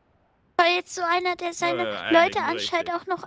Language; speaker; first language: German; native; German